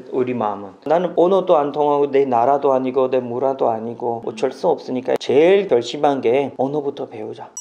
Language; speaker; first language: Korean; non-native, fluent; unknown